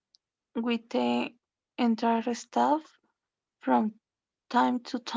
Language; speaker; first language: English; non-native, learner; Spanish